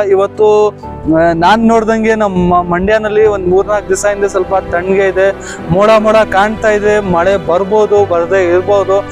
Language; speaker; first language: Kannada; non-native, local second language; Urdu